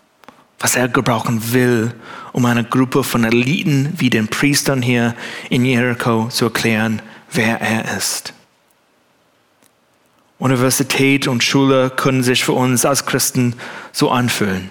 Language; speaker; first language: German; non-native, fluent; English